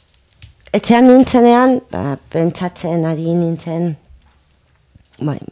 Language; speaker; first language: Basque; non-native, local second language; Spanish